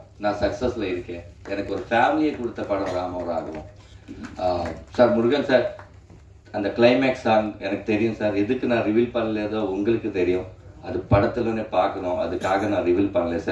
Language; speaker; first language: Tamil; non-native, learner; Telugu